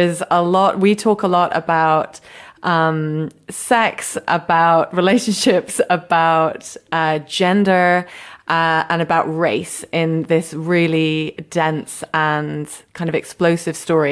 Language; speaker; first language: English; native; English